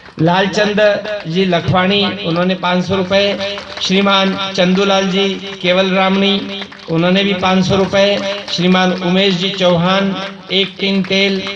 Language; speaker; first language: Hindi; native; Hindi